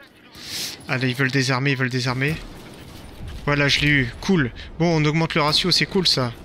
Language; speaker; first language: French; native; French